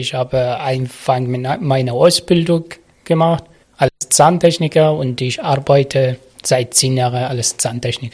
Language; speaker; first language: German; non-native, learner; Arabic